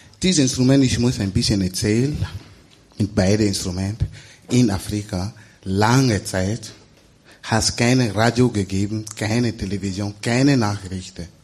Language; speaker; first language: German; non-native, learner; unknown